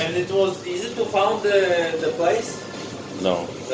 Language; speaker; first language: English; non-native, learner; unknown